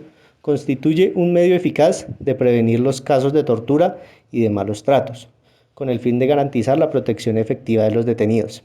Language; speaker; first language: Spanish; native; Spanish